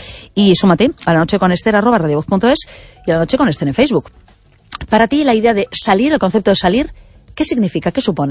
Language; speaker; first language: Spanish; native; Spanish